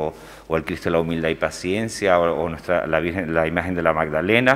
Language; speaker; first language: Spanish; native; Spanish